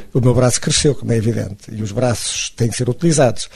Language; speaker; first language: Portuguese; native; Portuguese